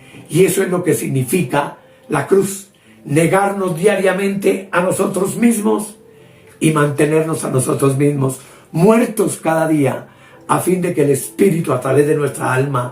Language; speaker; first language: Spanish; native; Spanish